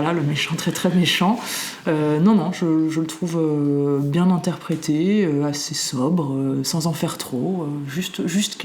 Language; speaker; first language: French; native; French